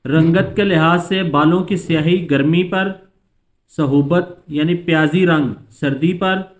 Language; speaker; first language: Hindi; non-native, local second language; Punjabi